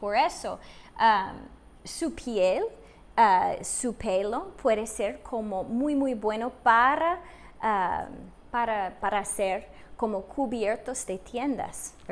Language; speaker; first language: Spanish; non-native, fluent; English